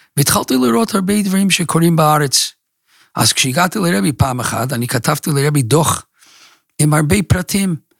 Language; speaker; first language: Hebrew; non-native, fluent; English